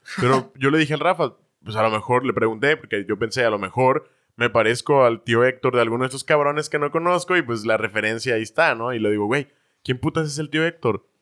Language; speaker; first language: Spanish; native; Spanish